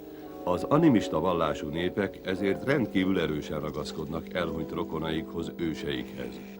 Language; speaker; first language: Hungarian; native; Hungarian